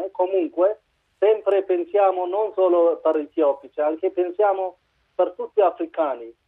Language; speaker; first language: Italian; non-native, learner; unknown